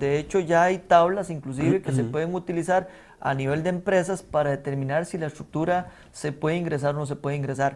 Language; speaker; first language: Spanish; native; Spanish